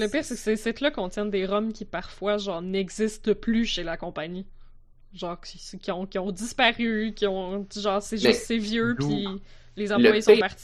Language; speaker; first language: French; native; French